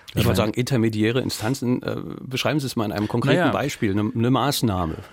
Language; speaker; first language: German; native; German